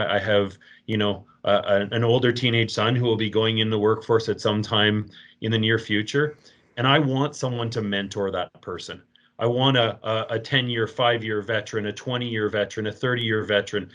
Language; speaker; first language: English; native; English